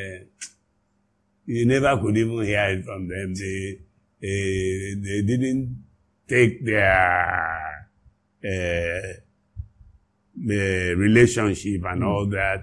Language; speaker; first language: English; non-native, local second language; Yoruba